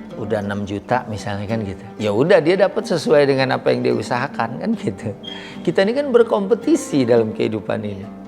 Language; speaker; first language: Indonesian; native; Indonesian